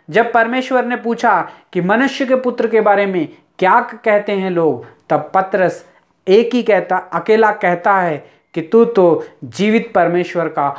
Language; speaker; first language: Hindi; non-native, local second language; Telugu